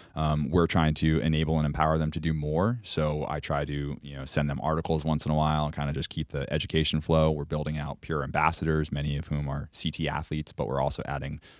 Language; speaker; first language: English; native; English